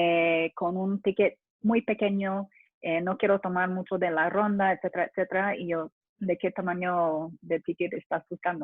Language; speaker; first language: Spanish; non-native, fluent; English